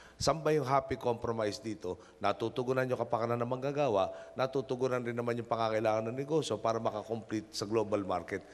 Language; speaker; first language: Filipino; native; Filipino